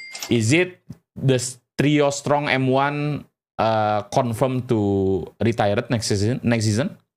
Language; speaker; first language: English; non-native, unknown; Indonesian